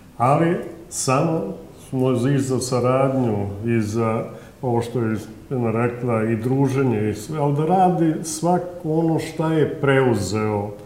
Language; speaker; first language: Serbian; native; Serbian